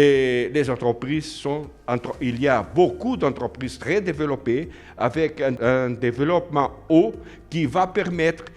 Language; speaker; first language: French; non-native, learner; Portuguese